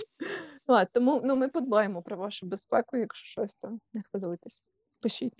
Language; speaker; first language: Ukrainian; non-native, local second language; Russian